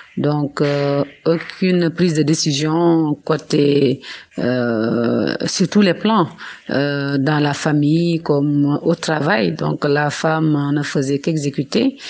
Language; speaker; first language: French; non-native, local second language; Wolof